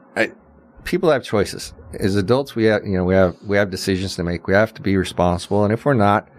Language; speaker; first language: English; native; English